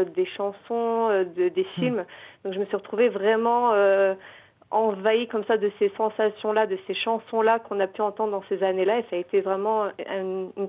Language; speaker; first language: French; native; French